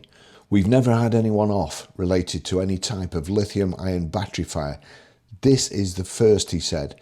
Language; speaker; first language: English; native; English